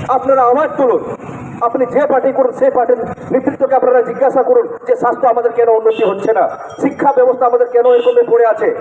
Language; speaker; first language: Bangla; native; Bangla